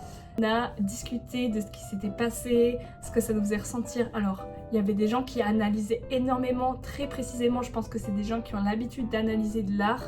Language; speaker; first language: French; native; French